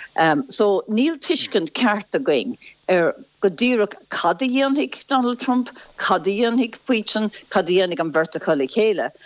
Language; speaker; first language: Irish; non-native, local second language; English